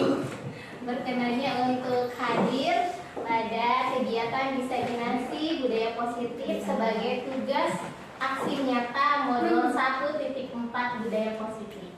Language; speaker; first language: Indonesian; native; Indonesian